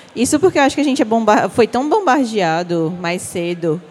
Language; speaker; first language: Portuguese; native; Portuguese